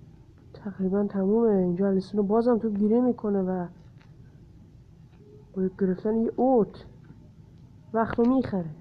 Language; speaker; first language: Persian; native; Persian